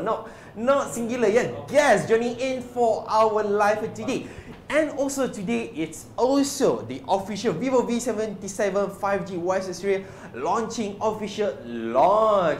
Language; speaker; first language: English; non-native, local second language; Malay